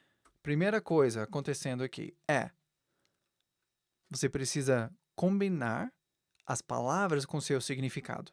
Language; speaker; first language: Portuguese; non-native, fluent; English